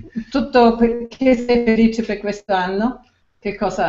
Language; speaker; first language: Italian; non-native, fluent; German